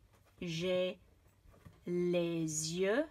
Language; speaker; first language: French; non-native, fluent; English